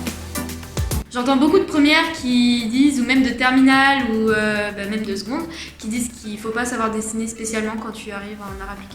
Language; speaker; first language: French; native; French